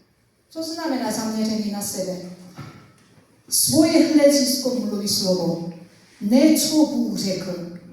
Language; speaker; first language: Czech; non-native, learner; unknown